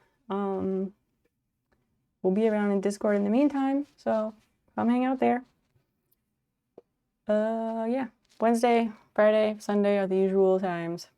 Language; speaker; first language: English; native; English